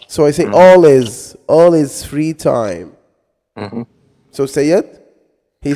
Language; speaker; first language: English; non-native, fluent; Arabic